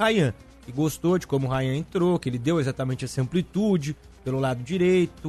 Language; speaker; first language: Portuguese; native; Portuguese